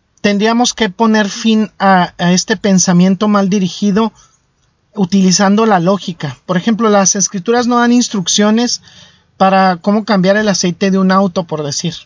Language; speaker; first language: Spanish; native; Spanish